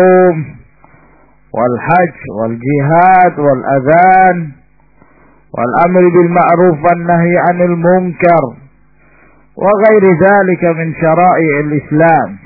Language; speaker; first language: Arabic; non-native, fluent; Indonesian